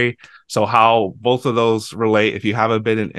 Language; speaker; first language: English; native; English